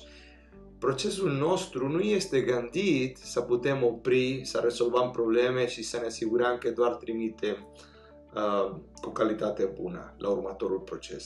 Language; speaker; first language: Romanian; non-native, fluent; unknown